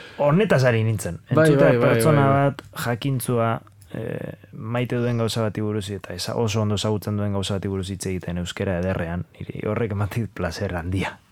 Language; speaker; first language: Basque; native; Basque